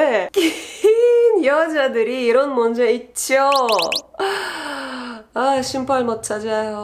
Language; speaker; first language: Korean; non-native, learner; Russian